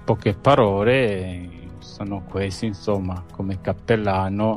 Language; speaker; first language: Italian; non-native, fluent; Kinyarwanda